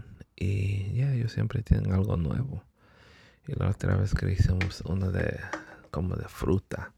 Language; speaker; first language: Spanish; early bilingual, heritage; Spanish